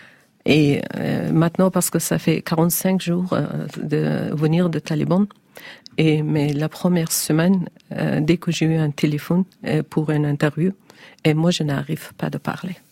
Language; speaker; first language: French; non-native, learner; Persian